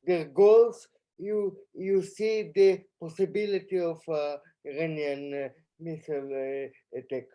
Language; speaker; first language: English; non-native, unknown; Hebrew